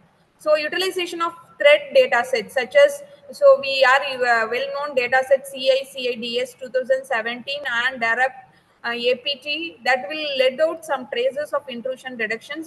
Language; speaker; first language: English; non-native, local second language; Tamil